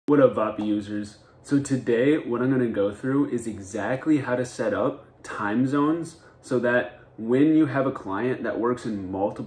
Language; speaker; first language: English; native; English